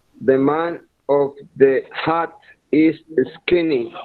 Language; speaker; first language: English; non-native, learner; Spanish